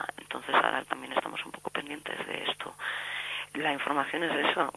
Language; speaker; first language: Spanish; native; Spanish